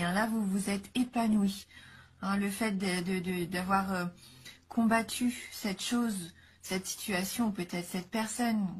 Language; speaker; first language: French; native; French